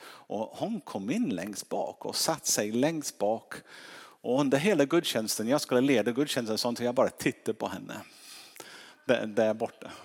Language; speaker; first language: Swedish; non-native, fluent; English